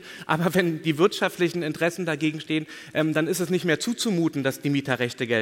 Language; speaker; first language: German; native; German